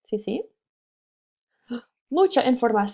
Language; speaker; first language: Spanish; non-native, fluent; English